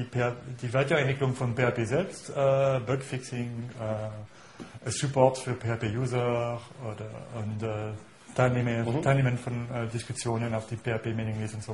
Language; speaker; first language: German; non-native, fluent; French